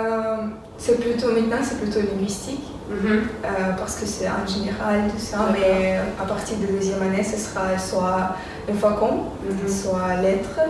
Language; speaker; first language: French; non-native, fluent; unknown